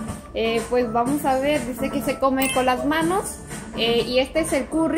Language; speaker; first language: Spanish; non-native, fluent; Korean